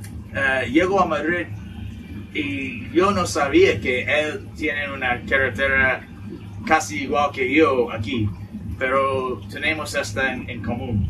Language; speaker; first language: Spanish; non-native, learner; English